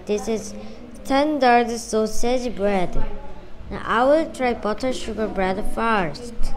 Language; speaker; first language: English; non-native, learner; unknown